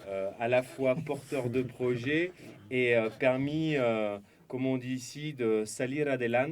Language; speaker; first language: French; native; French